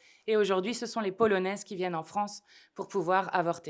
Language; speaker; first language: French; native; French